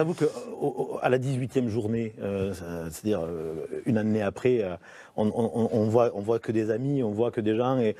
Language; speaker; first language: French; native; French